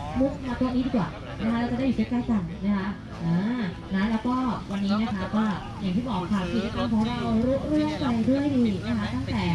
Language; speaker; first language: Thai; native; Thai